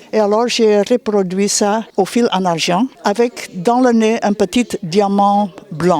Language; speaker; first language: French; non-native, fluent; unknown